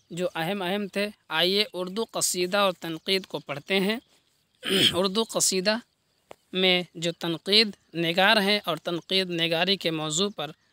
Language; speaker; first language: Urdu; native; Urdu